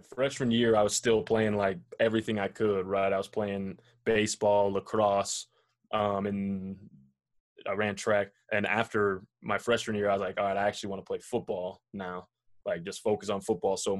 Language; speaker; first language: English; native; English